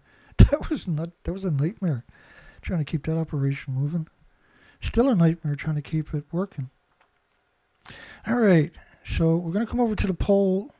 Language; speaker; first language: English; native; English